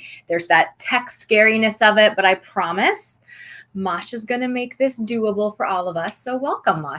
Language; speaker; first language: English; native; English